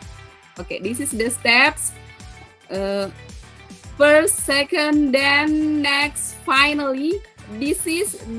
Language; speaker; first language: English; non-native, learner; Indonesian